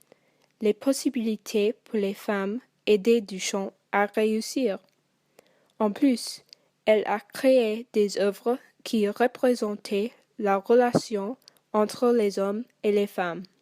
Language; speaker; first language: French; non-native, learner; English